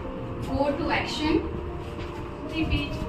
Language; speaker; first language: English; non-native, learner; Hindi